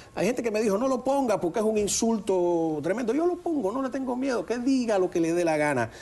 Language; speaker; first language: Spanish; native; Spanish